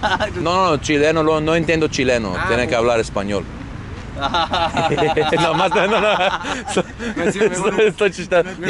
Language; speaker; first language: Spanish; non-native, fluent; English